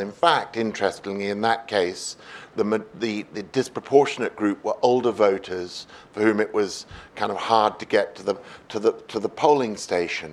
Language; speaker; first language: English; native; English